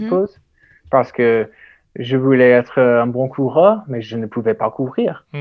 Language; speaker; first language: French; non-native, learner; English